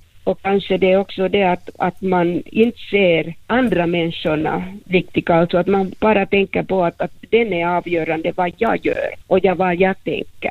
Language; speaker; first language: Swedish; non-native, local second language; Finnish